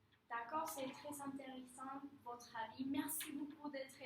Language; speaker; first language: French; non-native, learner; Spanish